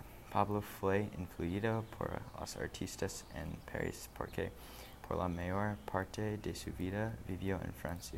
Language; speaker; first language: Spanish; non-native, learner; English